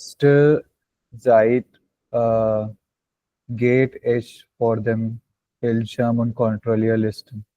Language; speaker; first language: German; non-native, learner; Hindi